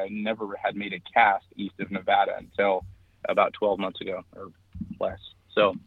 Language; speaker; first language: English; native; English